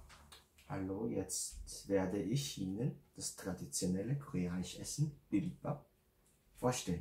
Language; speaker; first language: German; non-native, learner; Korean